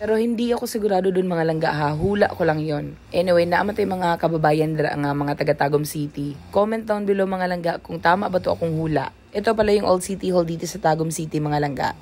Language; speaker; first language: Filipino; non-native, local second language; Cebuano